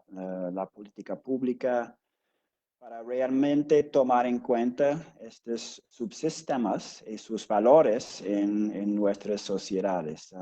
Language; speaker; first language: Spanish; non-native, fluent; English